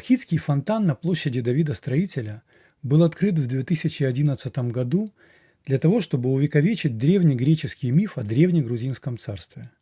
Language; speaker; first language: Russian; native; Russian